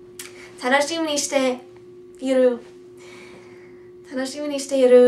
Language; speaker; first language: Japanese; non-native, learner; English